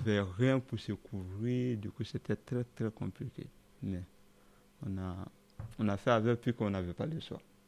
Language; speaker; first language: French; non-native, local second language; Dyula